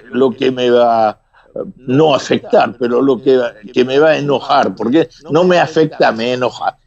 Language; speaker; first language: Spanish; non-native, fluent; French